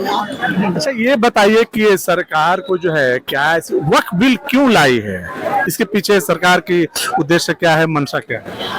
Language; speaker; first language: Hindi; native; Hindi